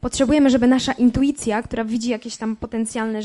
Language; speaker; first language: Polish; native; Polish